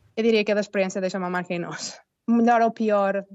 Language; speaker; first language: Portuguese; native; Portuguese